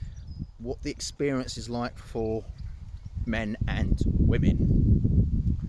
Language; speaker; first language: English; native; English